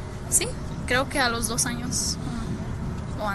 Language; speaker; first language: Spanish; early bilingual, heritage; Spanish